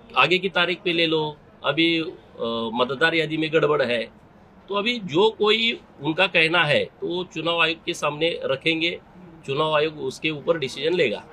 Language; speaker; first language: Hindi; non-native, local second language; Marathi